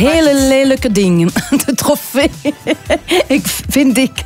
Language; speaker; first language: Dutch; non-native, local second language; French